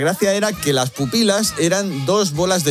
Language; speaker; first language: Spanish; native; Spanish